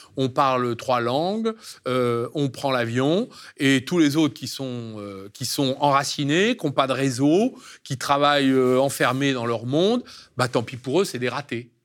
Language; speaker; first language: French; native; French